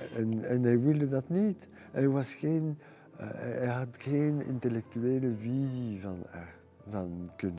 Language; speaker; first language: Dutch; non-native, local second language; French